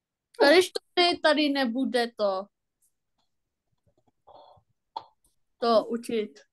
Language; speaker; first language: Czech; non-native, learner; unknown